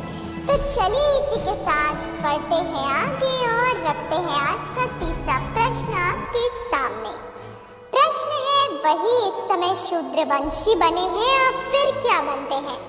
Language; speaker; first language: Hindi; native; Hindi